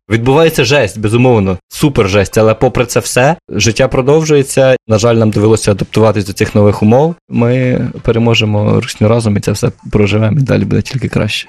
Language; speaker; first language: Ukrainian; native; Ukrainian